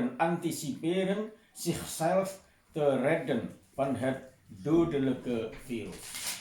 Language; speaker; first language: Dutch; non-native, fluent; Indonesian